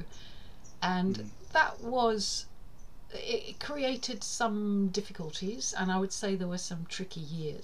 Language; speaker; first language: English; native; English